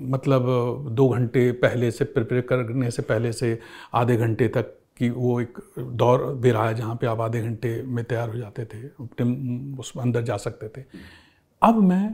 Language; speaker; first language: Hindi; native; Hindi